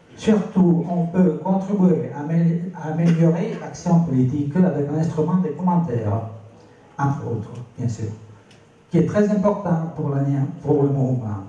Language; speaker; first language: French; non-native, local second language; Italian